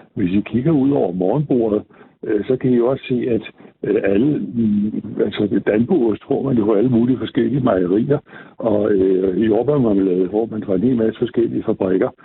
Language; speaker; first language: Danish; native; Danish